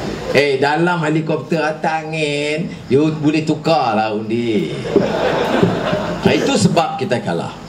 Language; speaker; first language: Malay; native; Malay